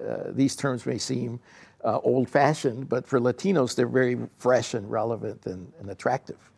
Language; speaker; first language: English; early bilingual, other home language; Spanish